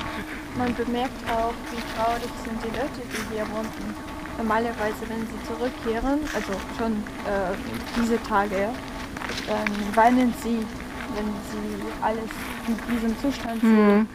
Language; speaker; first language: German; non-native, fluent; Russian